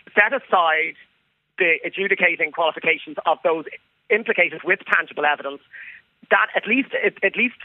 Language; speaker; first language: English; native; English